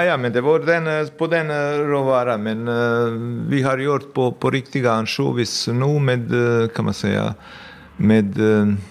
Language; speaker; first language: Swedish; non-native, fluent; Bosnian